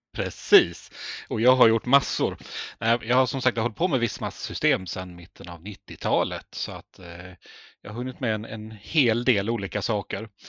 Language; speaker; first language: Swedish; native; Swedish